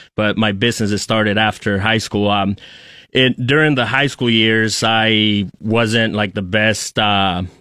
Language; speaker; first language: English; early bilingual, other home language; Spanish